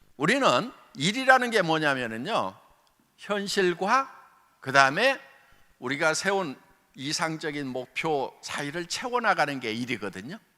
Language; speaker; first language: Korean; native; Korean